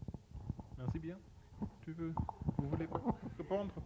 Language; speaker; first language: French; non-native, fluent; Spanish